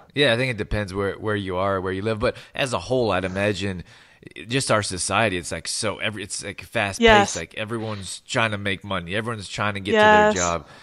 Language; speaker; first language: English; native; English